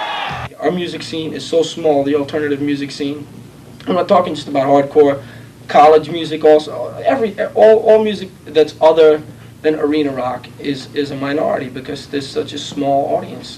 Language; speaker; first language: English; native; English